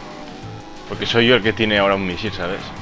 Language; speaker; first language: Spanish; native; Spanish